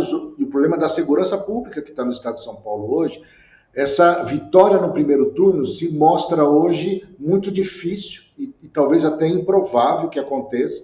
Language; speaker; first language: Portuguese; native; Portuguese